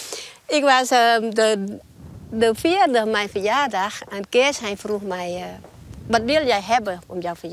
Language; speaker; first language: Dutch; non-native, learner; Thai